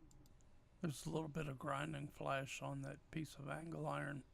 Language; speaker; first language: English; native; English